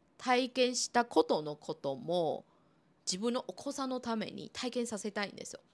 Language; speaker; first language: Japanese; non-native, fluent; Chinese